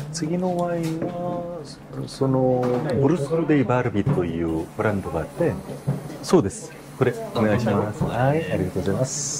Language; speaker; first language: Japanese; non-native, fluent; Korean